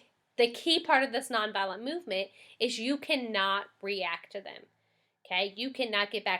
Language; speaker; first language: English; native; English